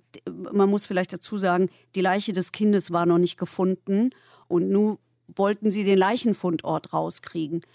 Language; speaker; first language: German; native; German